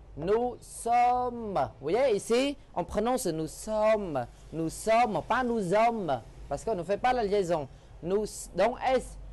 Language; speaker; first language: French; non-native, fluent; Khmer